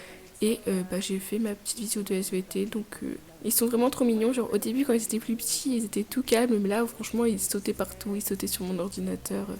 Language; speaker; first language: French; native; French